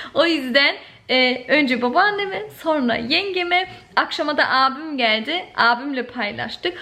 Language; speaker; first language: Turkish; early bilingual, heritage; Turkish